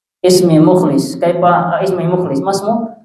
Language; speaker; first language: Arabic; non-native, fluent; Indonesian